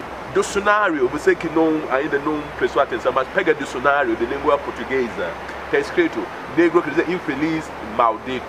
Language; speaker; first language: Portuguese; non-native, learner; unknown